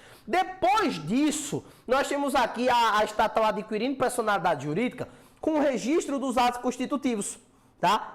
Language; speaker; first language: Portuguese; native; Portuguese